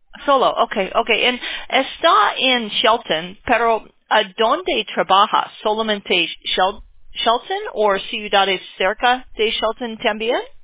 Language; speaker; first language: Spanish; non-native, learner; English